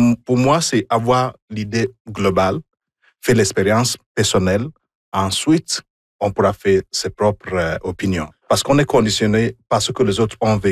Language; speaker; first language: French; non-native, fluent; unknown